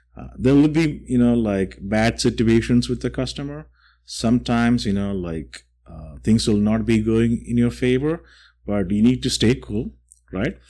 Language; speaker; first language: English; non-native, local second language; Malayalam